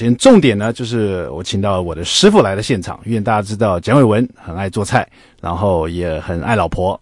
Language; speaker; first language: Chinese; native; Chinese